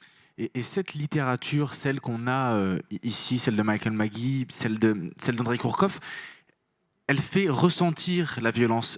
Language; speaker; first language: French; native; French